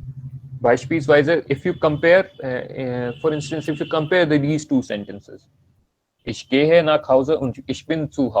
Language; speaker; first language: German; non-native, learner; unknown